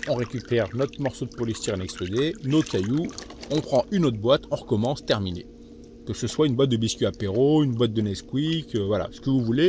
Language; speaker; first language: French; native; French